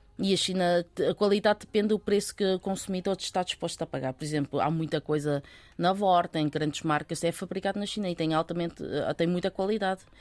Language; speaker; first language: Portuguese; early bilingual, other home language; Chinese